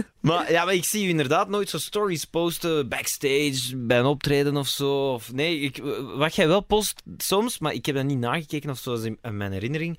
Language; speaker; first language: Dutch; native; Dutch